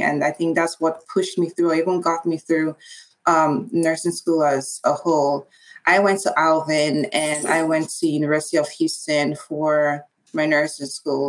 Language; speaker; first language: English; non-native, local second language; Igbo